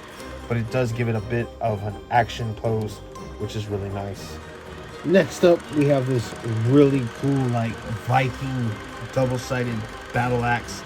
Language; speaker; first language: English; native; English